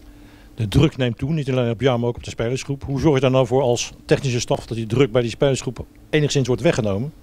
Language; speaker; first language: Dutch; native; Dutch